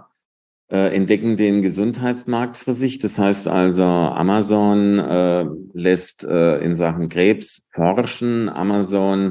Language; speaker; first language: German; native; German